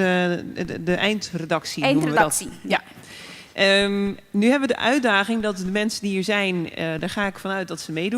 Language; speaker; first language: Dutch; native; Dutch